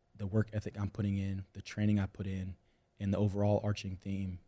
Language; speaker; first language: English; native; English